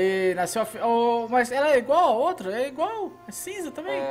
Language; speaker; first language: Portuguese; native; Portuguese